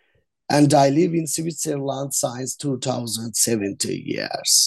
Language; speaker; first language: English; non-native, learner; Azerbaijani